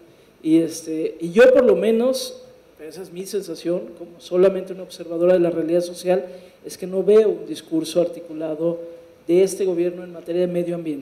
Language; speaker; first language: Spanish; native; Spanish